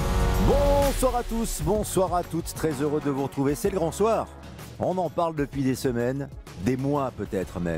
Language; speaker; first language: French; native; French